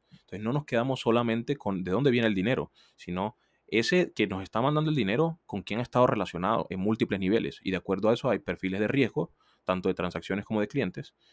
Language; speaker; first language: Spanish; native; Spanish